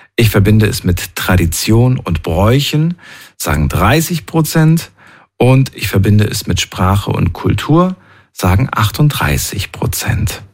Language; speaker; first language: German; native; German